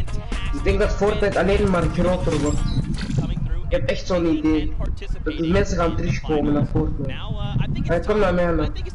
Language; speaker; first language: Dutch; native; Dutch